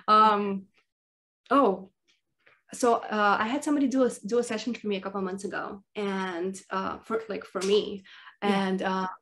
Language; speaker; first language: English; early bilingual, other home language; Russian